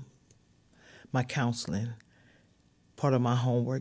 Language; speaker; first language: English; native; English